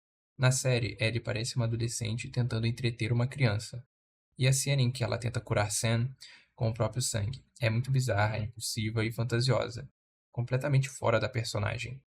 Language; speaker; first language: Portuguese; native; Portuguese